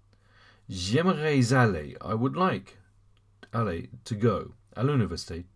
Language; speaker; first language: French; non-native, fluent; English